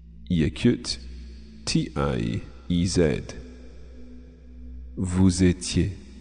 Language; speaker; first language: French; non-native, fluent; English